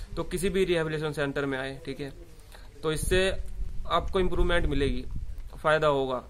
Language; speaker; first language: Hindi; native; Hindi